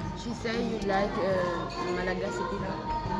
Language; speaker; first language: English; non-native, learner; Malagasy